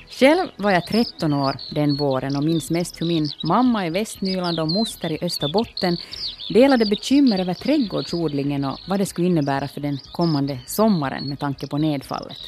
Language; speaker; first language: Swedish; native; Swedish